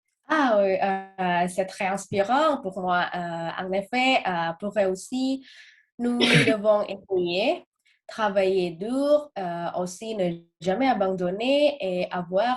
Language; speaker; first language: French; non-native, learner; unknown